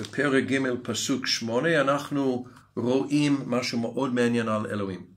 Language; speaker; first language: Hebrew; non-native, fluent; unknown